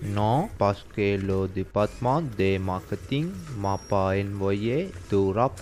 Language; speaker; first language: French; non-native, learner; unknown